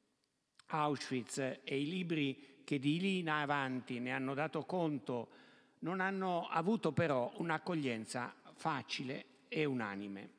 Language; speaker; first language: Italian; native; Italian